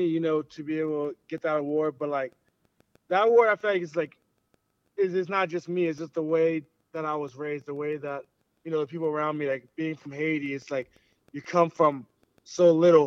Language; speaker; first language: English; early bilingual, other home language; Haitian Creole